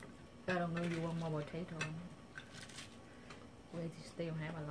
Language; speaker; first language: English; non-native, learner; Vietnamese